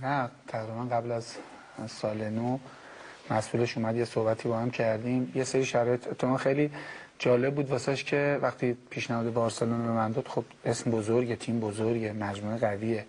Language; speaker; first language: Persian; native; Persian